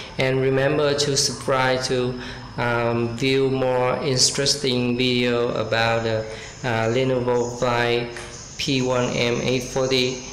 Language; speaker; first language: English; non-native, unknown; Vietnamese